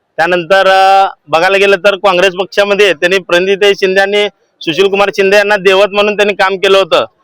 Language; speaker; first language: Marathi; native; Marathi